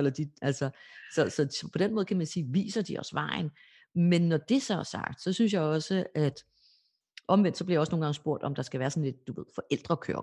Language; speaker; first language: Danish; native; Danish